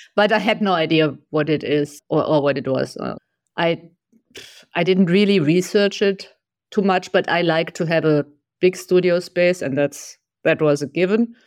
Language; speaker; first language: English; non-native, fluent; German